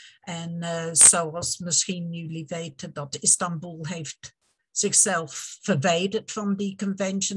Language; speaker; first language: Dutch; non-native, fluent; English